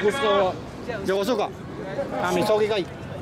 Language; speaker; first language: Japanese; non-native, learner; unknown